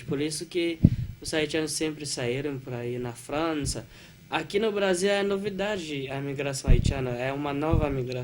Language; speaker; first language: Portuguese; non-native, fluent; Haitian Creole